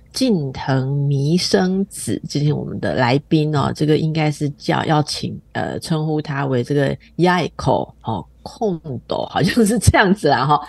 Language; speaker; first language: Chinese; native; Chinese